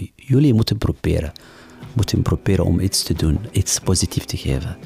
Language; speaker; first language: Dutch; non-native, fluent; Arabic